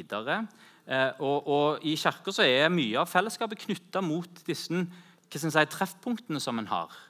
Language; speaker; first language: Norwegian; native; Norwegian